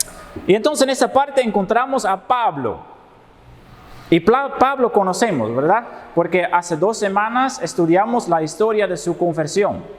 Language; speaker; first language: Spanish; non-native, fluent; Dutch